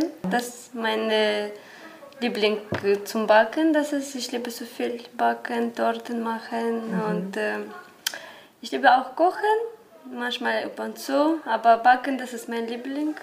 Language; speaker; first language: German; non-native, learner; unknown